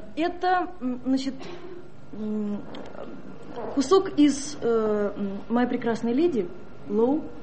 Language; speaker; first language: Russian; native; Russian